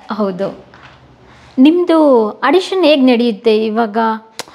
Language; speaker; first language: Kannada; native; Kannada